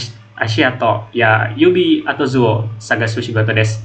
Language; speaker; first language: Japanese; non-native, learner; Indonesian